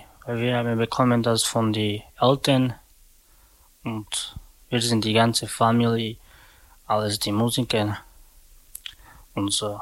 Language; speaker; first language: German; non-native, learner; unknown